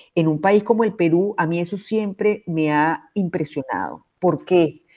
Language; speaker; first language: Spanish; native; Spanish